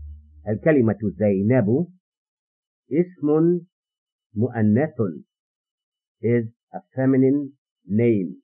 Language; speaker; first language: Arabic; non-native, fluent; English